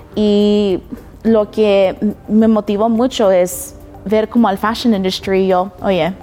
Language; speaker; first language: Spanish; early bilingual, heritage; Spanish